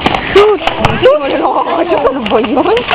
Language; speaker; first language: Filipino; native; Filipino